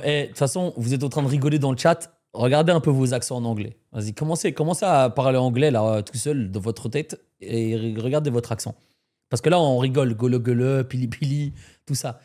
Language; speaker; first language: French; native; French